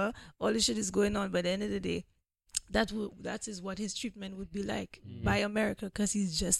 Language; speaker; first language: English; native; English